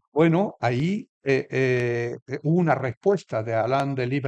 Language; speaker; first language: Spanish; native; Spanish